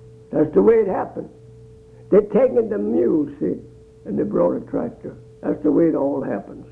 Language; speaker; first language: English; early bilingual, other home language; Swedish